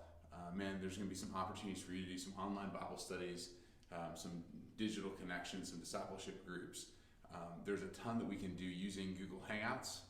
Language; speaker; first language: English; native; English